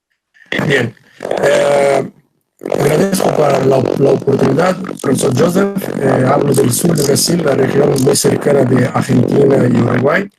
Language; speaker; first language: Spanish; non-native, fluent; Portuguese